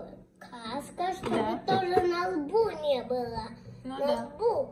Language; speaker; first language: Russian; early bilingual, heritage; Russian